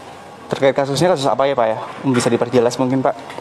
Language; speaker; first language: Indonesian; native; Indonesian